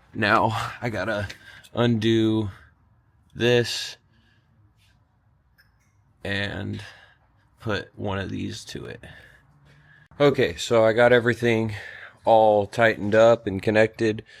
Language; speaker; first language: English; native; English